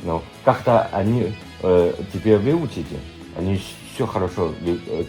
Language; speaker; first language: Russian; non-native, learner; Chinese